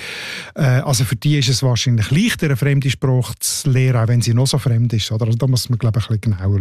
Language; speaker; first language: German; native; German